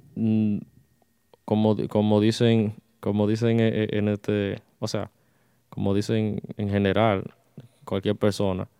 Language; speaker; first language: Spanish; early bilingual, heritage; Spanish